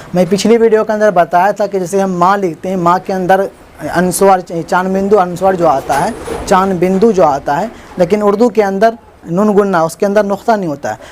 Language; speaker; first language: Hindi; native; Hindi